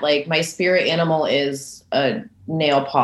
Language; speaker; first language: English; native; English